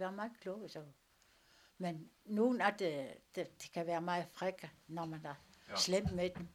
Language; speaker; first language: Danish; non-native, local second language; Kalaallisut